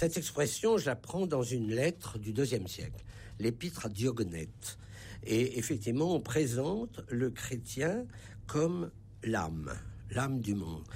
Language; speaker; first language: French; native; French